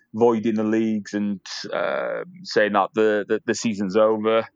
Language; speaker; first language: English; native; English